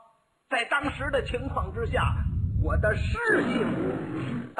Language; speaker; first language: Chinese; native; Chinese